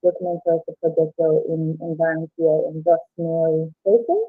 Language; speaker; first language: Spanish; non-native, learner; English